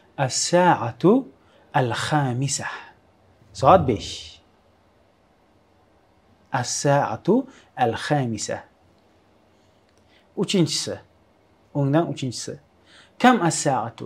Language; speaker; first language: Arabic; non-native, fluent; Uzbek